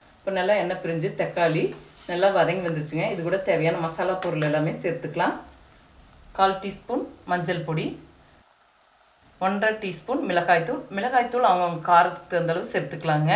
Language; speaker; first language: Tamil; native; Tamil